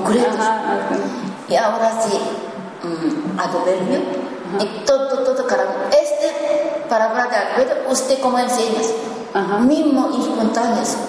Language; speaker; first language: Spanish; non-native, learner; Japanese